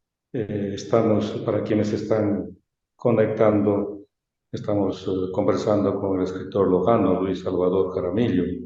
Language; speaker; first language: Spanish; native; Spanish